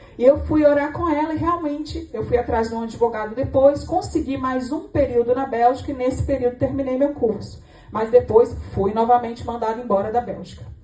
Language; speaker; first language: Portuguese; native; Portuguese